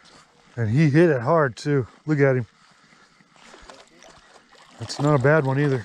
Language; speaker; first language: English; native; English